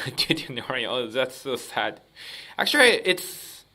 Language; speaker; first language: English; non-native, learner; Japanese